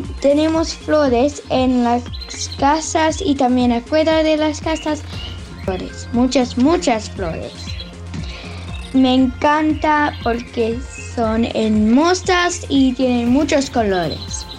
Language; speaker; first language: Spanish; early bilingual, heritage; Spanish